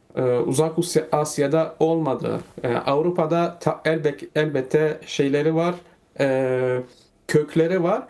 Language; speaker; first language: Turkish; non-native, fluent; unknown